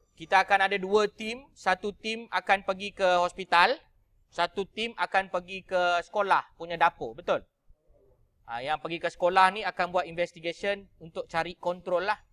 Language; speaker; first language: Malay; native; Malay